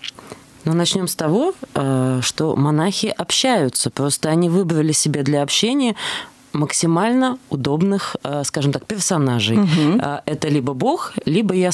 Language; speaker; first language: Russian; native; Russian